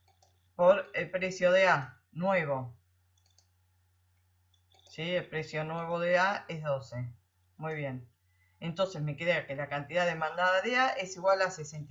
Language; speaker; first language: Spanish; native; Spanish